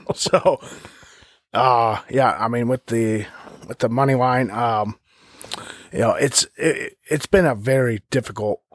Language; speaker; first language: English; native; English